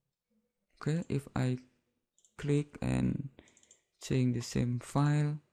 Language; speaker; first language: English; non-native, learner; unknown